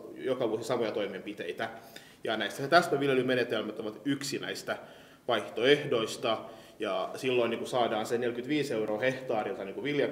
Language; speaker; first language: Finnish; non-native, local second language; Swedish